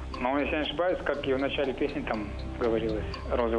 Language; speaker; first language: Russian; native; Russian